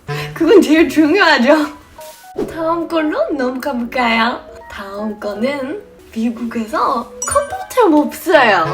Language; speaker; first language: Korean; non-native, fluent; English